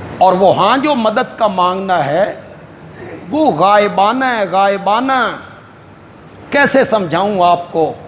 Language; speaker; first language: Urdu; non-native, local second language; Punjabi